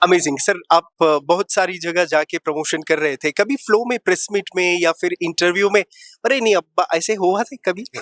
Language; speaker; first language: Hindi; non-native, local second language; Kannada